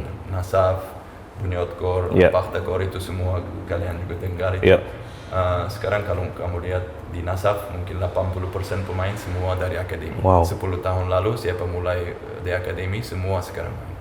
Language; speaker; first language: Indonesian; non-native, fluent; Uzbek